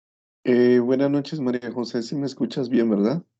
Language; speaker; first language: Spanish; native; Spanish